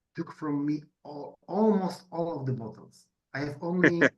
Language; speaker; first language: English; non-native, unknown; Polish